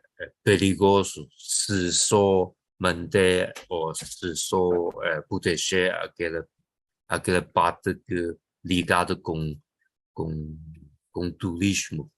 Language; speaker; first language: Portuguese; non-native, local second language; Chinese